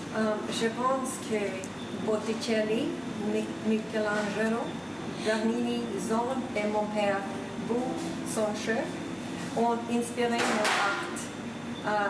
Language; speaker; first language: French; non-native, fluent; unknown